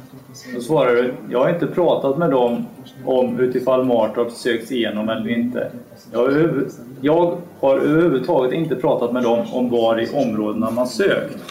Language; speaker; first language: Swedish; native; Swedish